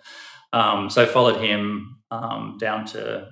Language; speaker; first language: English; native; English